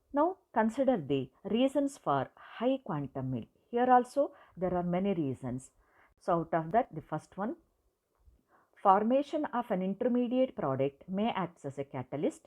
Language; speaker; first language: English; non-native, local second language; Kannada